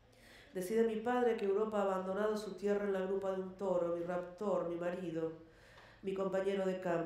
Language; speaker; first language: Spanish; native; Spanish